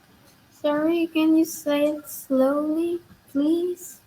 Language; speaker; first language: English; non-native, learner; Vietnamese